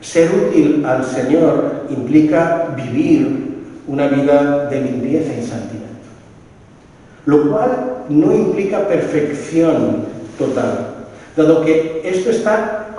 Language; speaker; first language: Spanish; native; Spanish